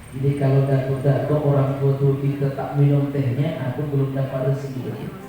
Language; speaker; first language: Indonesian; non-native, local second language; Minangkabau